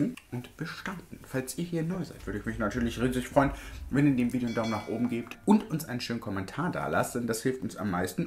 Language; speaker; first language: German; native; German